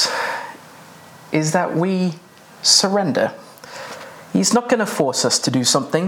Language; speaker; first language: English; native; English